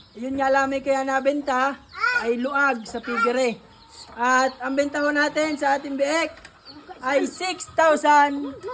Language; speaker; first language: Filipino; native; Filipino